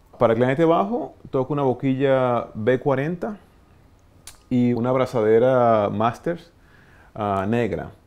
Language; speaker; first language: Spanish; native; Spanish